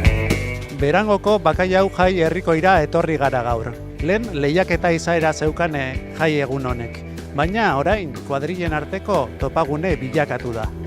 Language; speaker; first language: Basque; native; Basque